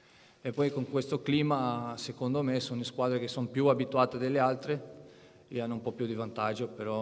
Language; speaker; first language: Italian; non-native, fluent; Portuguese